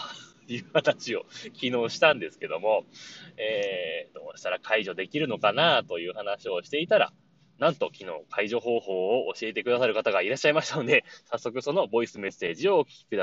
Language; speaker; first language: Japanese; native; Japanese